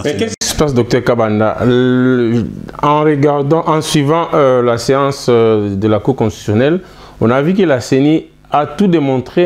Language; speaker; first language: French; non-native, local second language; Lingala